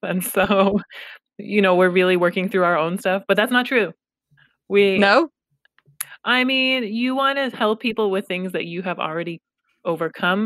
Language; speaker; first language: English; early bilingual, other home language; Pashto